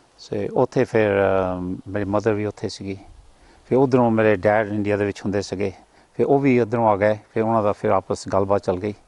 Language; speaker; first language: Punjabi; early bilingual, heritage; Punjabi